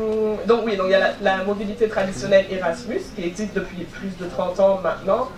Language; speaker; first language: French; native; French